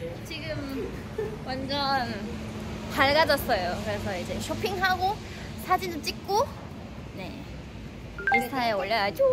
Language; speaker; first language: Korean; non-native, fluent; Thai